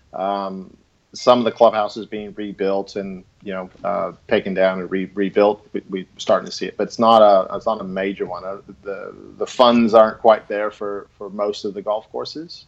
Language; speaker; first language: English; native; English